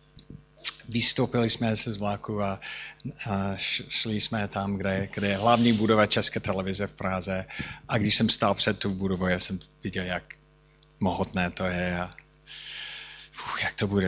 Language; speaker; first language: Czech; non-native, fluent; English